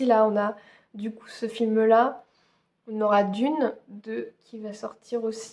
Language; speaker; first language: French; native; French